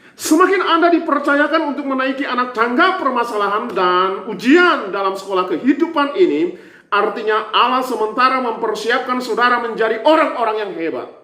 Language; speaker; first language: Indonesian; native; Indonesian